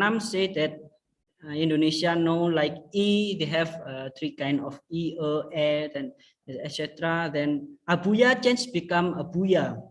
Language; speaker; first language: English; non-native, fluent; Indonesian